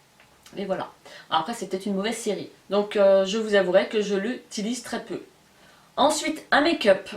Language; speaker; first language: French; native; French